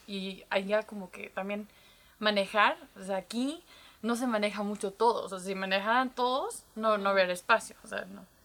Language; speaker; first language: Spanish; early bilingual, heritage; Spanish